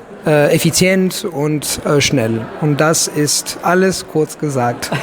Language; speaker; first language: German; non-native, fluent; Italian